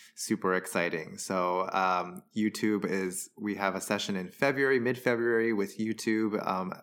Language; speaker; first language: English; early bilingual, other home language; Chinese